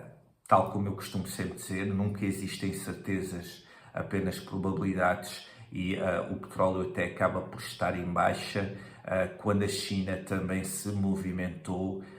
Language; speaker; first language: Portuguese; native; Portuguese